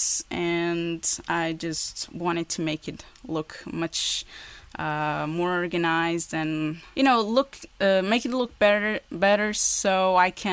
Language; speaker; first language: English; non-native, fluent; Portuguese